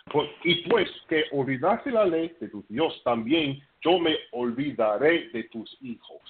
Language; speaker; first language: Spanish; non-native, fluent; English